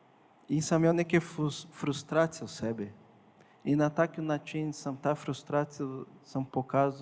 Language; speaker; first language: Slovenian; non-native, fluent; Portuguese